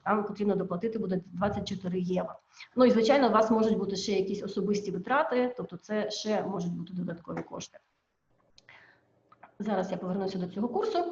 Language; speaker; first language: Ukrainian; native; Ukrainian